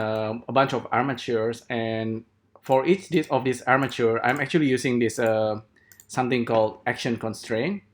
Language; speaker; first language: English; non-native, fluent; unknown